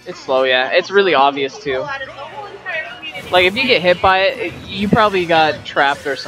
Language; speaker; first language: English; native; English